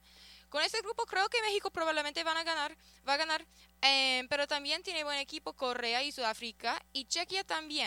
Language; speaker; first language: Spanish; early bilingual, heritage; Spanish